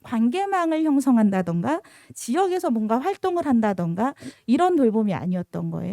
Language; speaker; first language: Korean; native; Korean